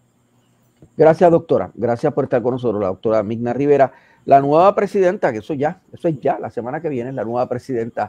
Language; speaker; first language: Spanish; native; Spanish